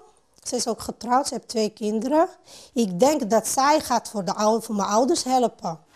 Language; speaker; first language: Dutch; non-native, fluent; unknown